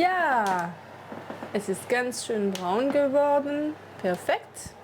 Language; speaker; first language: German; non-native, fluent; French